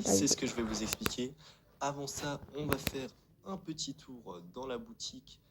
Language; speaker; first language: French; native; French